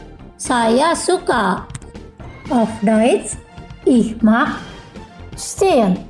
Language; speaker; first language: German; non-native, fluent; Indonesian